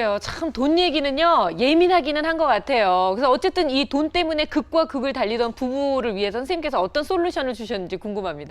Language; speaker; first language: Korean; native; Korean